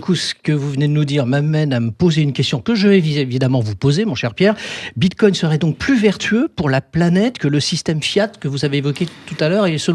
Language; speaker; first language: French; native; French